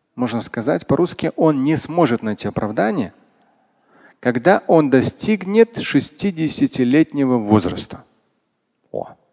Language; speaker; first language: Russian; non-native, local second language; Tatar